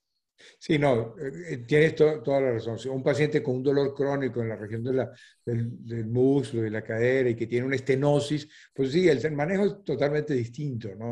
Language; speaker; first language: Spanish; native; Spanish